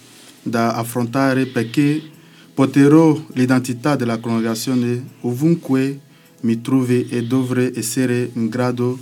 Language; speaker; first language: Italian; non-native, learner; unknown